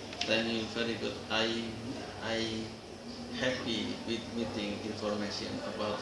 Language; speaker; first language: English; non-native, learner; Indonesian